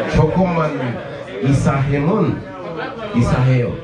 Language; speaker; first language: Korean; non-native, learner; Igbo